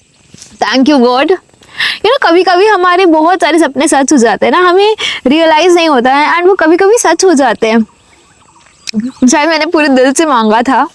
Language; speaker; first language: Hindi; native; Hindi